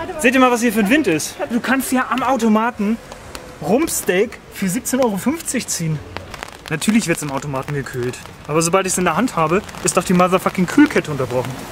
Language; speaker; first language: German; native; German